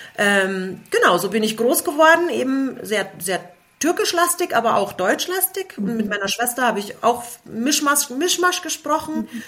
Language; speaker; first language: German; native; German